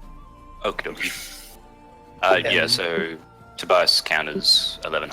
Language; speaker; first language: English; native; English